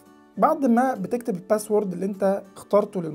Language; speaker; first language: Arabic; native; Arabic